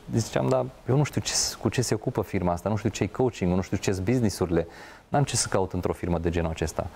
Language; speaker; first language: Romanian; non-native, local second language; Hungarian